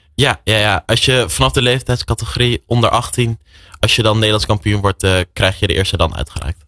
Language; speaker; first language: Dutch; native; Dutch